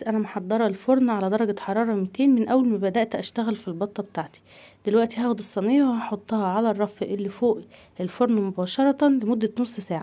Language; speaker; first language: Arabic; native; Arabic